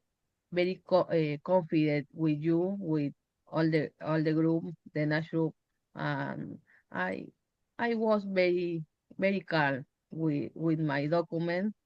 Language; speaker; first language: English; non-native, learner; Spanish